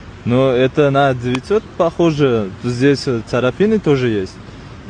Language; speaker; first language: Russian; non-native, fluent; Uzbek